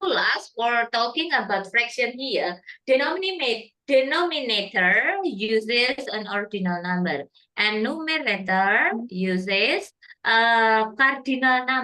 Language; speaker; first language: English; non-native, fluent; Indonesian